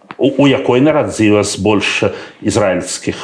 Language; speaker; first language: Belarusian; non-native, fluent; Russian